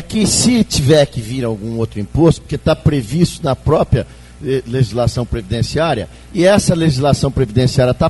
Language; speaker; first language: Portuguese; native; Portuguese